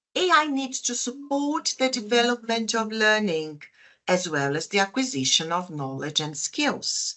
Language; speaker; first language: English; non-native, fluent; Portuguese